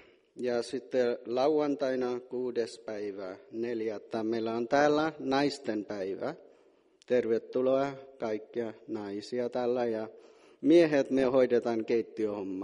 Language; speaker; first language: Finnish; non-native, fluent; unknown